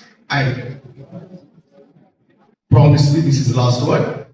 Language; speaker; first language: English; non-native, local second language; Telugu